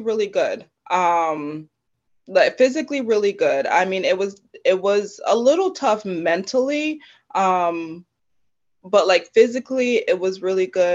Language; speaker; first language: English; native; English